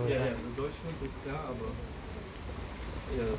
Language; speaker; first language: German; non-native, fluent; Russian